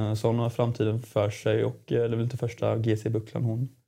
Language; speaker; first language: Swedish; native; Swedish